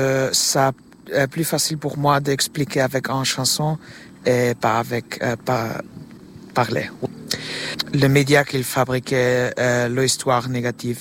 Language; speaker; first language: French; non-native, learner; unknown